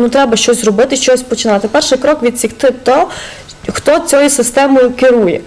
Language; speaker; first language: Ukrainian; native; Ukrainian